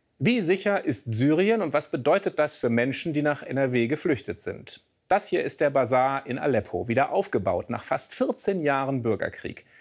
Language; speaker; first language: German; native; German